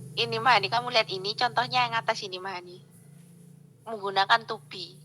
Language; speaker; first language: Indonesian; native; Indonesian